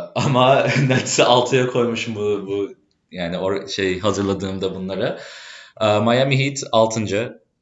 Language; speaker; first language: Turkish; early bilingual, heritage; Turkish